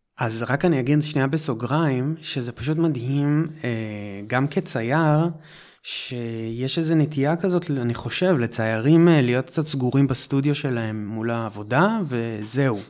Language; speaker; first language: Hebrew; native; Hebrew